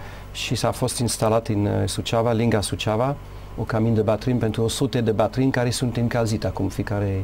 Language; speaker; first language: Romanian; non-native, learner; English